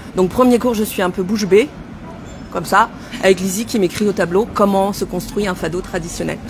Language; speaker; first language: French; native; French